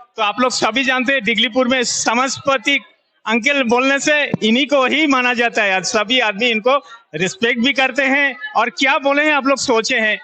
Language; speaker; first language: Hindi; non-native, local second language; Bangla